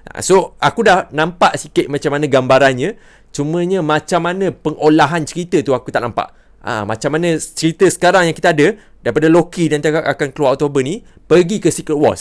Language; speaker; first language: Malay; native; Malay